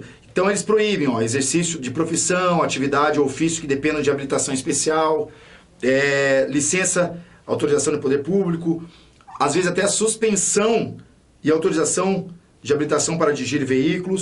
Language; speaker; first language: Portuguese; native; Portuguese